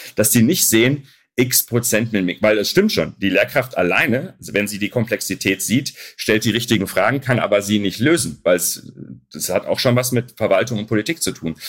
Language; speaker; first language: German; early bilingual, other home language; Arabic